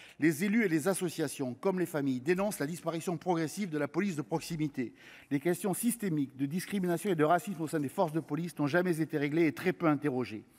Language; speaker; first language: French; native; French